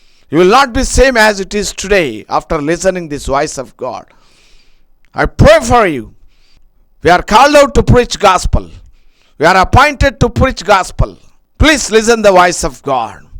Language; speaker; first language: English; non-native, local second language; Telugu